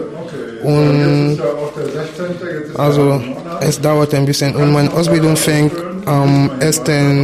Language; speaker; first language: German; non-native, learner; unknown